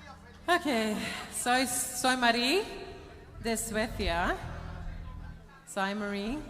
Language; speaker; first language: Spanish; non-native, learner; Swedish